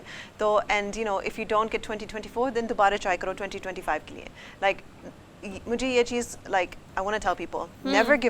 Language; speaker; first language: Hindi; early bilingual, heritage; English